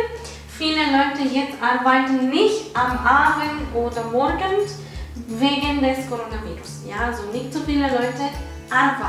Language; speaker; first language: German; non-native, fluent; Spanish